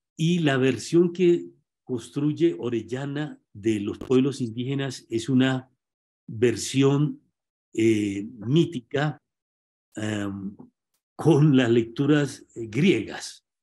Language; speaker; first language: Spanish; native; Spanish